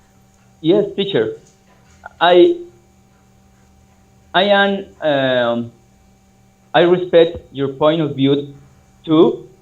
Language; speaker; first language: English; non-native, learner; Spanish